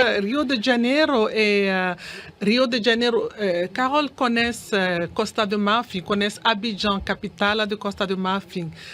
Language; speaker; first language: Portuguese; non-native, learner; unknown